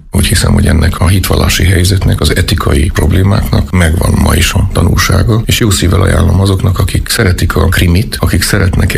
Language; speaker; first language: Hungarian; native; Hungarian